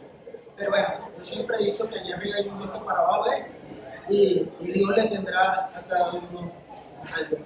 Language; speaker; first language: Spanish; native; Spanish